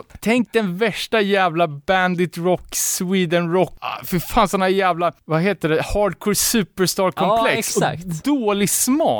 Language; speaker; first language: Swedish; native; Swedish